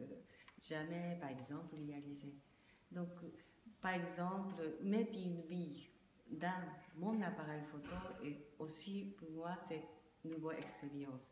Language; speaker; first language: French; non-native, learner; Japanese